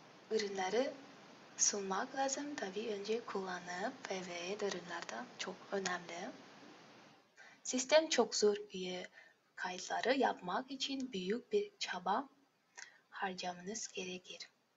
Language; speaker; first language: Turkish; non-native, learner; Russian